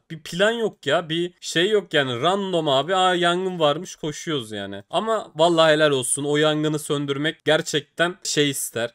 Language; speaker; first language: Turkish; native; Turkish